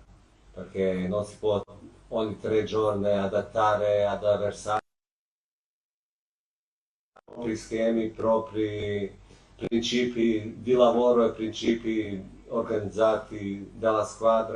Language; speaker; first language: Italian; non-native, fluent; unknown